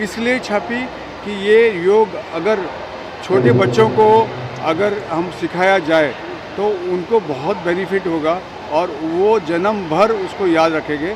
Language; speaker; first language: Hindi; native; Hindi